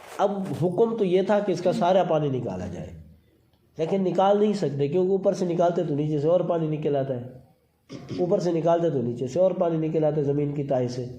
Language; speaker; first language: Urdu; non-native, local second language; Saraiki